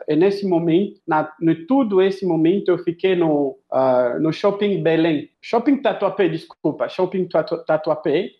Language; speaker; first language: Portuguese; non-native, fluent; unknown